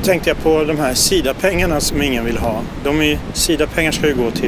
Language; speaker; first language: Swedish; native; Swedish